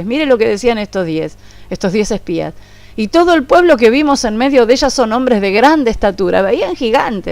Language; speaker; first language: Spanish; native; Spanish